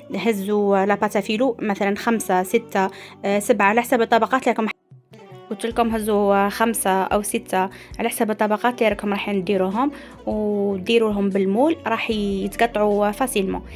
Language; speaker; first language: Arabic; native; Arabic